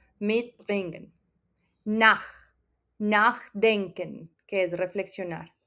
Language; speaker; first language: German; non-native, fluent; Spanish